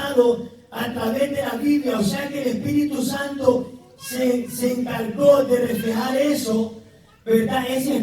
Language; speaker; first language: Spanish; native; Spanish